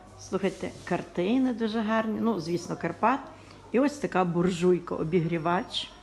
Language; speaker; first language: Ukrainian; native; Ukrainian